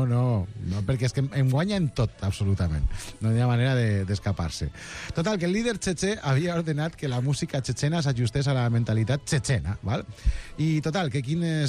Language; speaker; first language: Catalan; native; Catalan